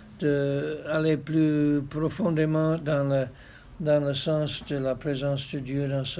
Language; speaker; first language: French; non-native, fluent; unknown